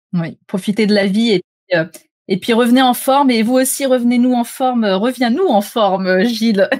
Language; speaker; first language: French; native; French